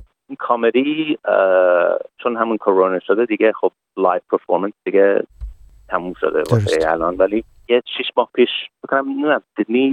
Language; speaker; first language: Persian; early bilingual, heritage; Persian